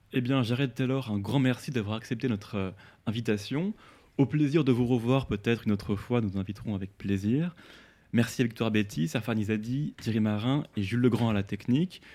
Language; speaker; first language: French; native; French